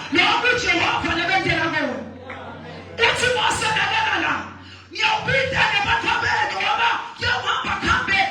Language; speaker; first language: Zulu; non-native, local second language; Swati